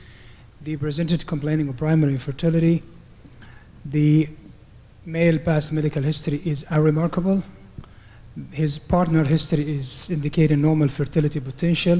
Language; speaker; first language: English; non-native, fluent; Arabic